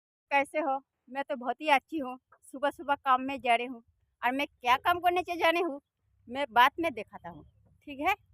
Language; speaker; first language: Hindi; non-native, local second language; Bangla